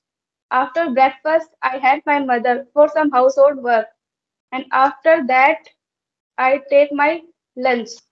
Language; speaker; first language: English; non-native, learner; Hindi